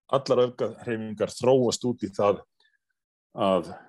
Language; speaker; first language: Icelandic; native; Icelandic